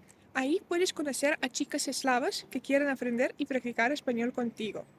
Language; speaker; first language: Spanish; non-native, fluent; Russian